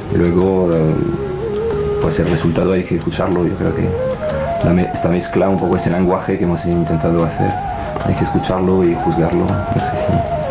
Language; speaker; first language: Spanish; non-native, fluent; French